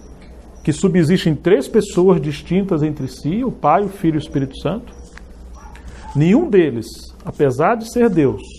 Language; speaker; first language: Portuguese; native; Portuguese